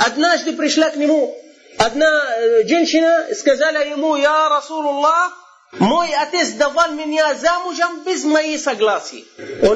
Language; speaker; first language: Russian; non-native, fluent; Arabic